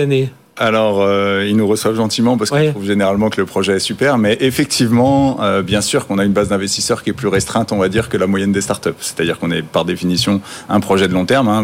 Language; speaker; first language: French; native; French